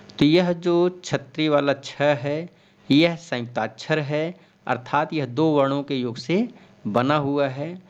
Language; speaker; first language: Hindi; native; Hindi